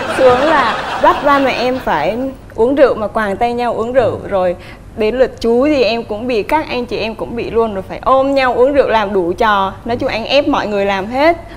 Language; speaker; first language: Vietnamese; native; Vietnamese